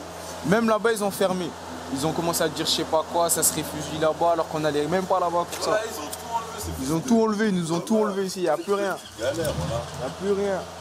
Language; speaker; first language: French; native; French